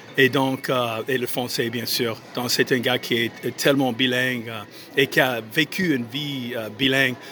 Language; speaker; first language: French; non-native, fluent; English